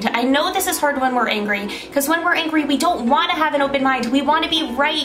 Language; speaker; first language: English; native; English